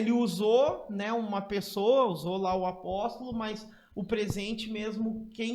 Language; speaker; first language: Portuguese; native; Portuguese